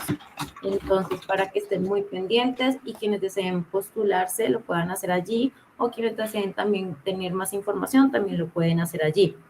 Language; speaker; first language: Spanish; native; Spanish